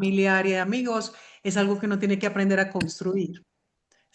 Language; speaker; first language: Spanish; native; Spanish